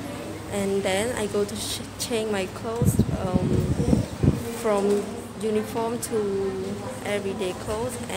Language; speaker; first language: English; non-native, learner; Khmer